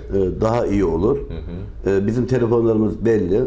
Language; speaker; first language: Turkish; native; Turkish